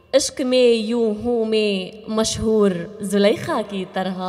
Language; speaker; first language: Urdu; non-native, fluent; Arabic